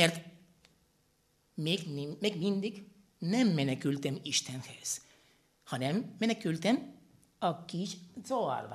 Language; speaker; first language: Hungarian; non-native, fluent; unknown